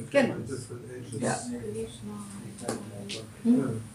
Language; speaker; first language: German; non-native, learner; Russian